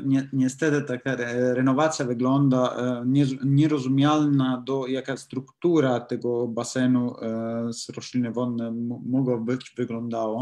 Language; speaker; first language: Polish; non-native, learner; Italian